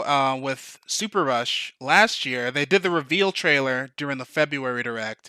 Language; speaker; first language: English; native; English